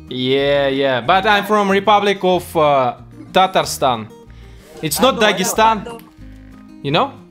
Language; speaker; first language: English; non-native, learner; Russian